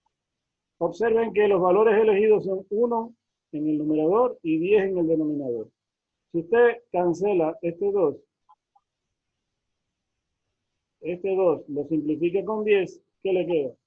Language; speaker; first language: Spanish; native; Spanish